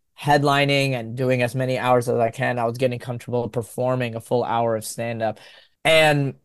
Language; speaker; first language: English; native; English